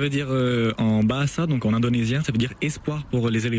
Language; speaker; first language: French; native; French